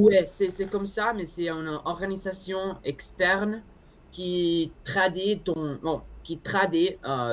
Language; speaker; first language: French; non-native, learner; Spanish